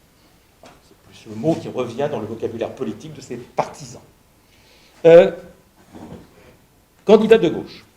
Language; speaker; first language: French; native; French